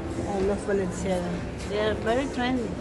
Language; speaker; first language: English; non-native, learner; Spanish